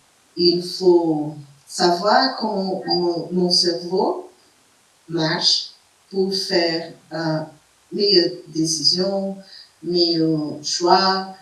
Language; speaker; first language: French; non-native, fluent; Portuguese